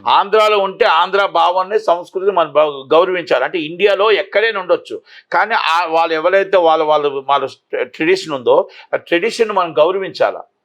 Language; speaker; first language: Telugu; native; Telugu